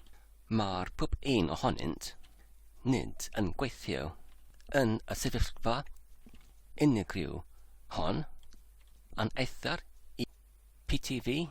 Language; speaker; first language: Welsh; non-native, learner; English